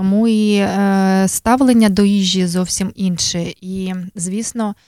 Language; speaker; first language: Ukrainian; native; Ukrainian